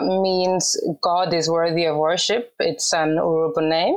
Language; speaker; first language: English; non-native, fluent; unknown